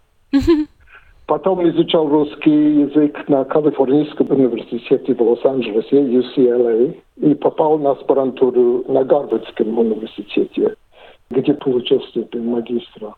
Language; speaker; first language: Russian; non-native, fluent; English